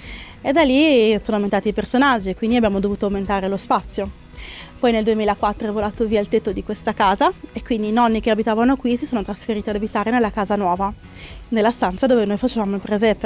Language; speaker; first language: Italian; native; Italian